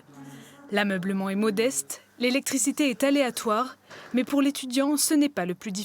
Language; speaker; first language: French; native; French